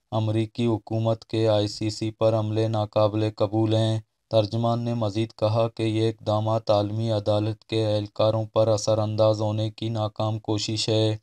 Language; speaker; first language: Urdu; non-native, local second language; Baluchi